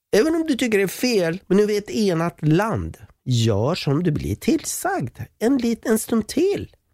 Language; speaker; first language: Swedish; non-native, fluent; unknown